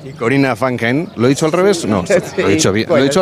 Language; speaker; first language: Spanish; native; Spanish